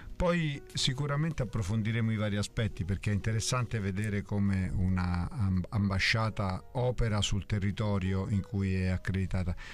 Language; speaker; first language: Italian; native; Italian